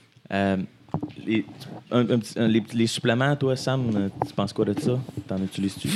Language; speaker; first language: French; native; French